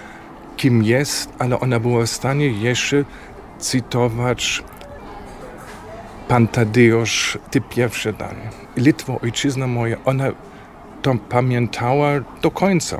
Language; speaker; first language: Polish; non-native, fluent; German